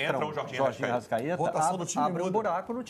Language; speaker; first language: Portuguese; native; Portuguese